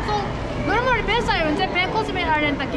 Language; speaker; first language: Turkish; non-native, learner; Korean